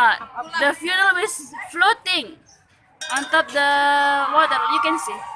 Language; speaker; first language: English; non-native, learner; Indonesian